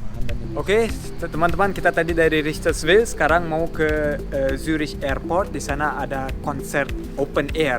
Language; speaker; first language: Indonesian; early bilingual, heritage; Indonesian